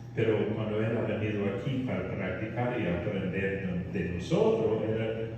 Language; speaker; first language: Spanish; non-native, fluent; English